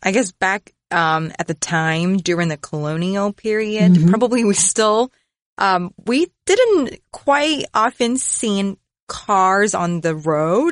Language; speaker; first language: English; non-native, fluent; Chinese